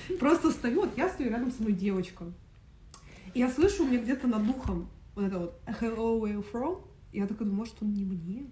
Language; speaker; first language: Russian; native; Russian